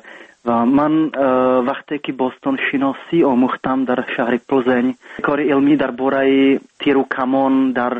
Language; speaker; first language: Persian; non-native, learner; Czech